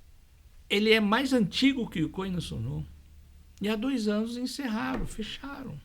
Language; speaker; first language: Portuguese; non-native, learner; Japanese